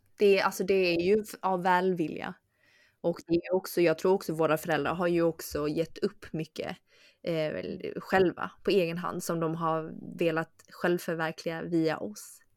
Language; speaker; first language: Swedish; early bilingual, other home language; Chinese